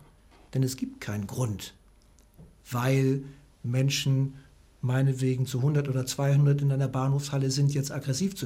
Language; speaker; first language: German; native; German